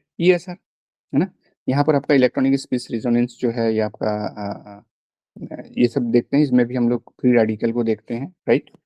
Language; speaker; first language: Hindi; non-native, local second language; Bangla